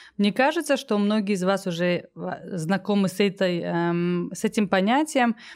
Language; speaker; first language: Russian; non-native, local second language; Tajik